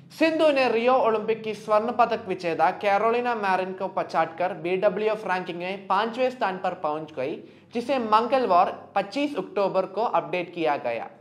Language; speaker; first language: Hindi; non-native, local second language; Malayalam